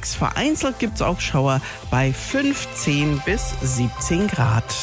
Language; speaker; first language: German; native; German